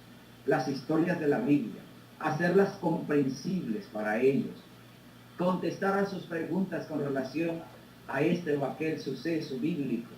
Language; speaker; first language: Spanish; native; Spanish